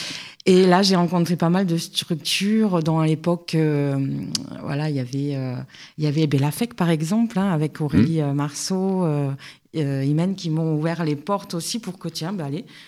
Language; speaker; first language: French; native; French